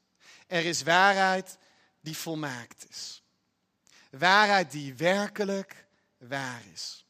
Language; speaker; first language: Dutch; native; Dutch